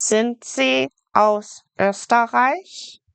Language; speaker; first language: German; non-native, fluent; English